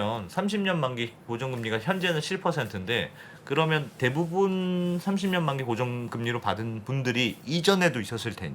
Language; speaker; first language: Korean; native; Korean